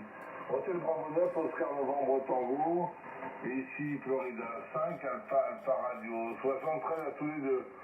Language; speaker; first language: French; native; French